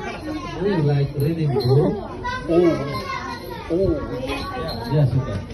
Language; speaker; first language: English; non-native, learner; Indonesian